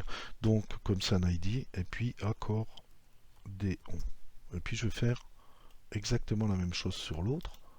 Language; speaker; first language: French; native; French